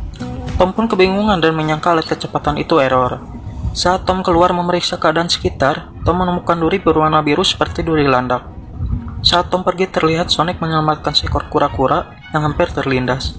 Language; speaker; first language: Indonesian; native; Indonesian